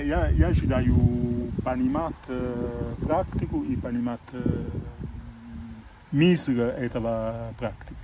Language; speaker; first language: Russian; non-native, learner; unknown